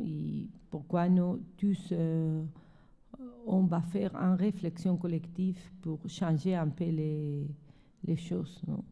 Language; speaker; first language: French; non-native, learner; Spanish